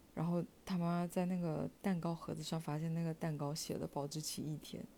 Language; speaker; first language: Chinese; native; Chinese